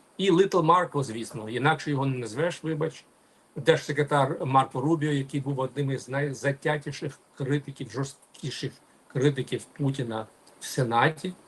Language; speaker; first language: Ukrainian; non-native, local second language; Russian